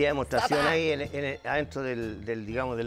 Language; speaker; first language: Spanish; native; Spanish